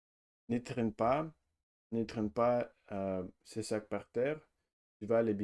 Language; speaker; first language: French; non-native, learner; Russian